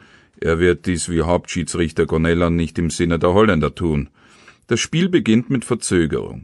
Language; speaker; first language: German; native; German